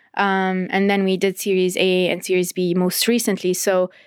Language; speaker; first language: English; non-native, fluent; Arabic